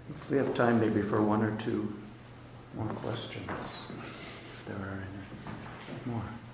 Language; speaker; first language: English; native; English